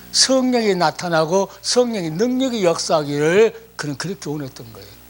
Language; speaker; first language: Korean; native; Korean